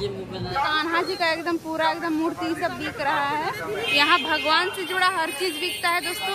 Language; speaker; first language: Hindi; native; Hindi